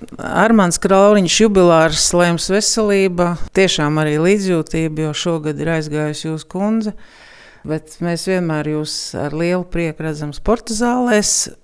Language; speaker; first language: Latvian; native; Latvian